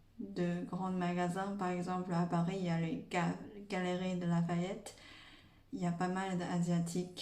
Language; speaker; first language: French; non-native, fluent; Chinese